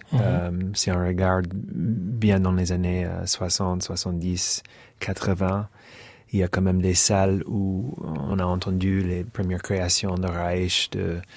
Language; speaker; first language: French; non-native, fluent; English